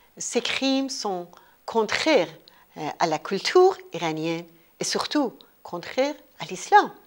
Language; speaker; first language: French; non-native, fluent; Persian